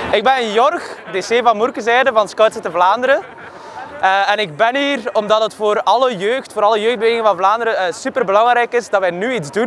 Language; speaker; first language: Dutch; native; Dutch